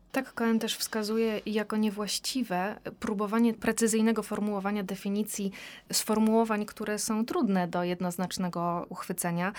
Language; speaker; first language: Polish; native; Polish